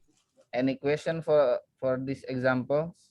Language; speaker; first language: English; non-native, fluent; Indonesian